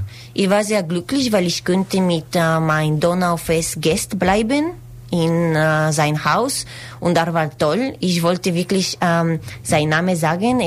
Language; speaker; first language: German; non-native, learner; Spanish